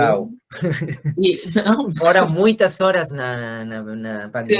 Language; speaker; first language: Portuguese; non-native, fluent; Spanish